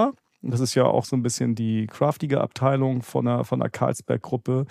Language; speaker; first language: German; native; German